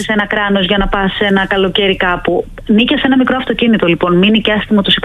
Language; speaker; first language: Greek; native; Greek